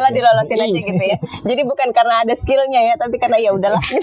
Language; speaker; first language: Indonesian; native; Indonesian